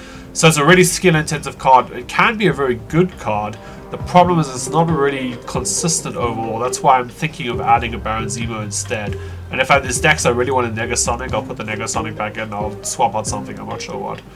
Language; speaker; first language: English; native; English